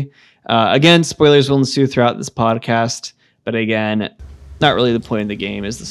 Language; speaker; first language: English; native; English